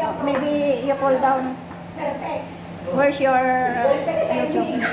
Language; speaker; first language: English; non-native, learner; Filipino